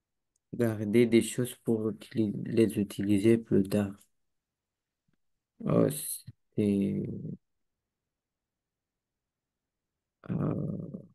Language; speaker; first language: French; non-native, learner; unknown